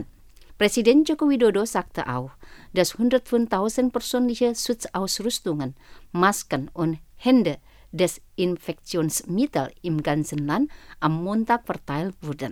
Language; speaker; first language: German; non-native, fluent; Indonesian